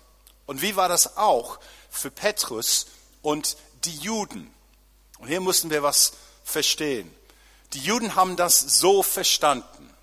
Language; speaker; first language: German; non-native, fluent; English